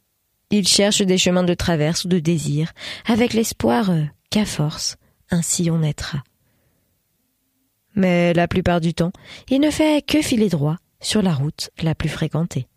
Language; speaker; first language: French; native; French